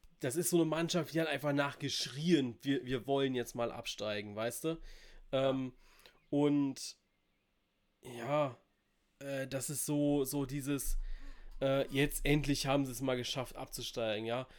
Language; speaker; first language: German; native; German